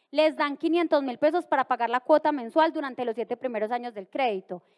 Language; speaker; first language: Spanish; native; Spanish